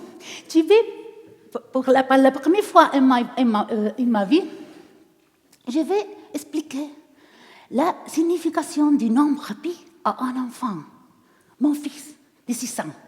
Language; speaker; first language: French; non-native, learner; Spanish